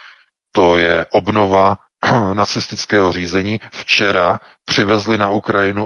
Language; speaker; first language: Czech; native; Czech